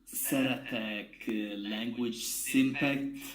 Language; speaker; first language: Hungarian; non-native, learner; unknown